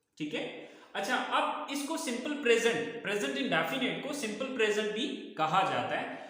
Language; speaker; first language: Urdu; native; Urdu